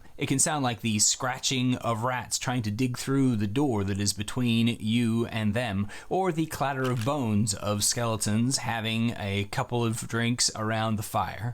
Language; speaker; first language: English; native; English